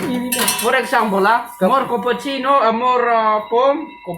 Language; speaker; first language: English; non-native, learner; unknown